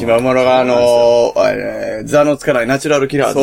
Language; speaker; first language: Japanese; native; Japanese